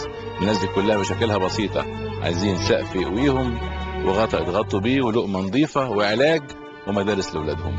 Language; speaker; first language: Arabic; native; Arabic